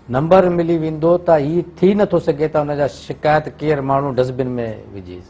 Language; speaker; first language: Sindhi; non-native, local second language; Urdu